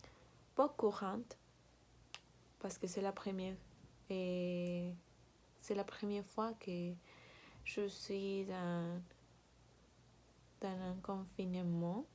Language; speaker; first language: French; non-native, learner; Spanish